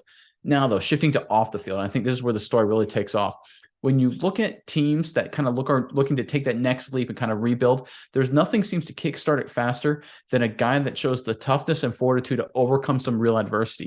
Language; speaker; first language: English; native; English